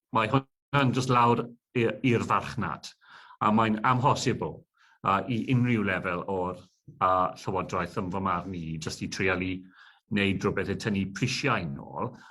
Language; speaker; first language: Welsh; non-native, local second language; English